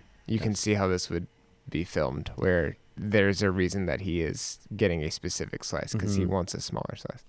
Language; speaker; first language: English; native; English